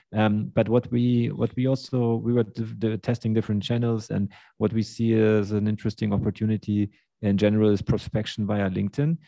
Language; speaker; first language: English; early bilingual, other home language; Russian